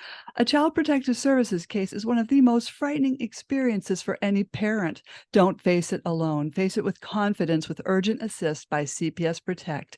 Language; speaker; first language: English; native; English